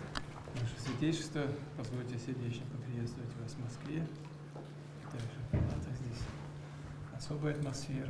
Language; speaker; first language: Russian; native; Russian